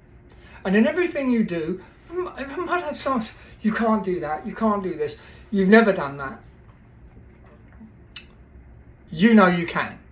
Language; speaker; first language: English; native; English